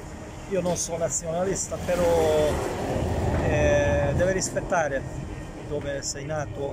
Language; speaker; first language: Italian; non-native, learner; Hungarian